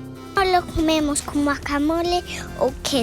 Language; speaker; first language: Spanish; early bilingual, heritage; Spanish